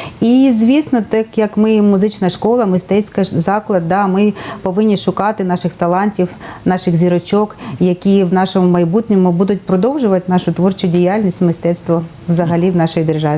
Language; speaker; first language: Ukrainian; native; Ukrainian